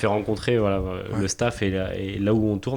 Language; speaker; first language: French; native; French